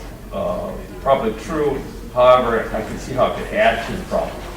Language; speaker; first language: English; native; English